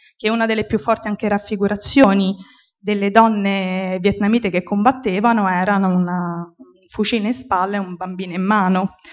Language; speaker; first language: Italian; native; Italian